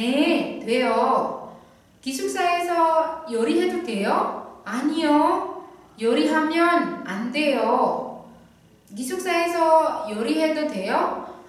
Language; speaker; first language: Korean; non-native, fluent; Indonesian